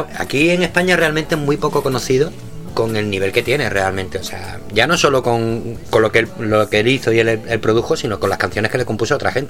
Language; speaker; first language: Spanish; native; Spanish